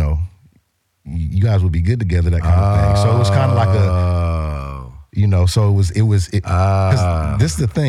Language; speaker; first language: English; native; English